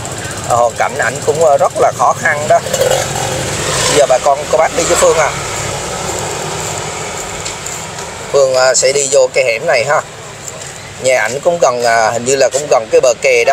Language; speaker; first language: Vietnamese; native; Vietnamese